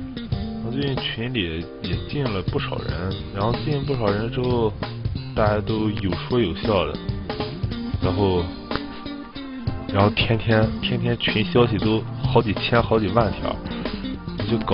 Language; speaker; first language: Chinese; native; Chinese